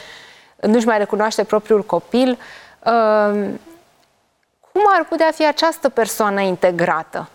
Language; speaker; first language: Romanian; native; Romanian